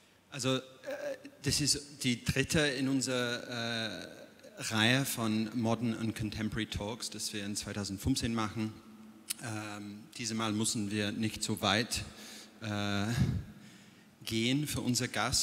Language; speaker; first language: German; non-native, fluent; English